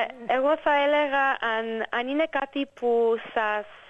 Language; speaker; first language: Greek; early bilingual, heritage; English